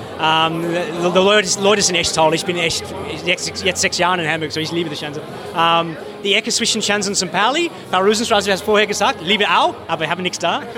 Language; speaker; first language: German; non-native, fluent; English